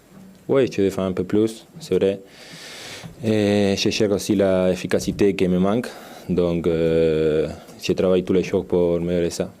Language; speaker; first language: French; non-native, learner; Spanish